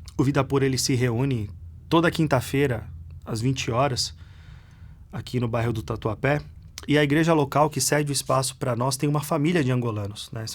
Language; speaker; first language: Portuguese; native; Portuguese